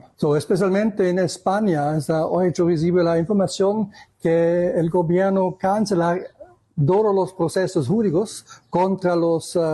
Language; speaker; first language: Spanish; non-native, learner; German